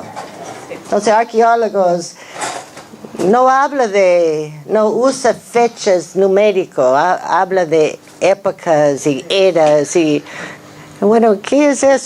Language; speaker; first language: Spanish; non-native, fluent; English